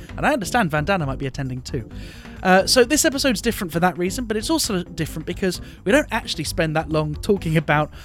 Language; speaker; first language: English; native; English